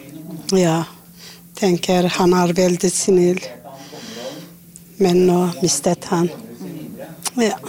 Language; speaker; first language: Norwegian; non-native, learner; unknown